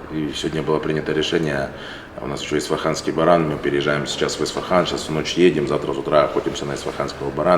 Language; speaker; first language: Russian; native; Russian